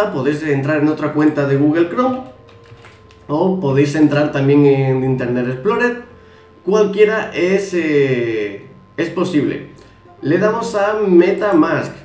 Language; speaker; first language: Spanish; native; Spanish